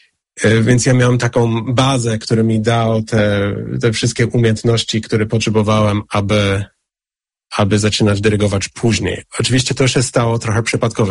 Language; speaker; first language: Polish; non-native, fluent; English